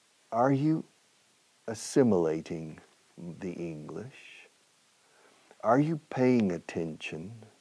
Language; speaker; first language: English; native; English